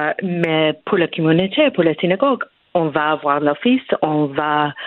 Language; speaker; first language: French; non-native, fluent; English